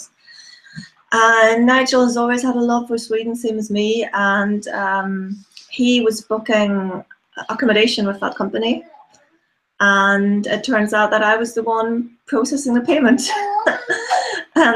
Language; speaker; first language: English; non-native, fluent; German